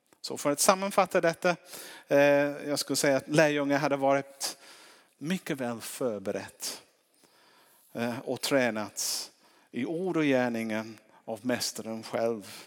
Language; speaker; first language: Swedish; non-native, fluent; English